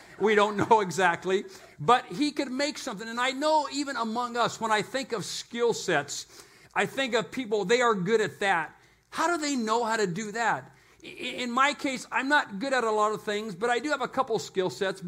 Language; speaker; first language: English; native; English